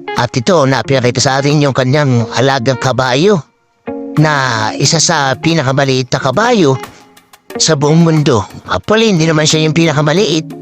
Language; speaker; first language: Filipino; native; Filipino